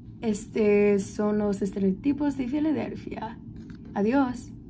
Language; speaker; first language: Spanish; non-native, learner; English